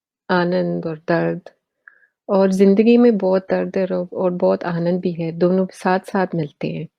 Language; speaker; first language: Hindi; early bilingual, heritage; Hindi